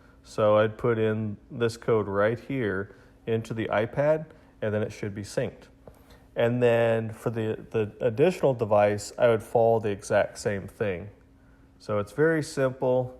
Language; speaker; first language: English; native; English